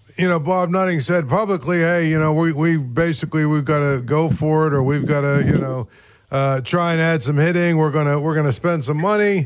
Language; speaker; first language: English; native; English